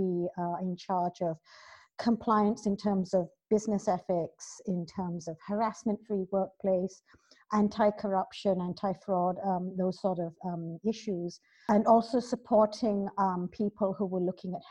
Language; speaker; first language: English; native; English